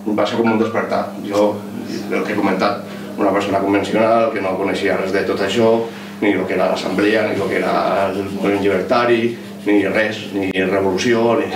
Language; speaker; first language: Catalan; non-native, local second language; Spanish